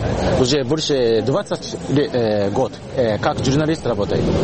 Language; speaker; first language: Russian; non-native, learner; Japanese